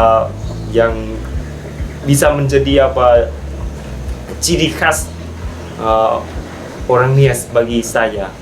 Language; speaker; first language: Indonesian; non-native, fluent; Vietnamese